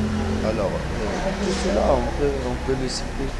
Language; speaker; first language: French; non-native, local second language; Arabic